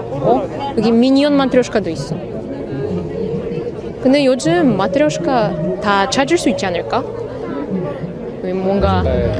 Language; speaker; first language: Korean; non-native, learner; Russian